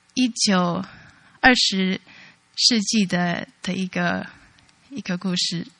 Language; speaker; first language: Chinese; early bilingual, heritage; Chinese